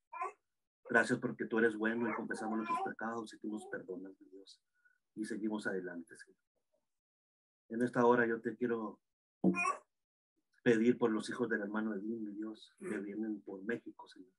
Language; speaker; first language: Spanish; native; Spanish